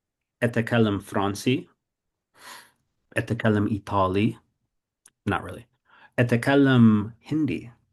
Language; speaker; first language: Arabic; non-native, fluent; English